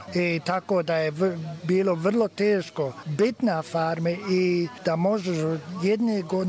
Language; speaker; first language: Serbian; early bilingual, heritage; Serbian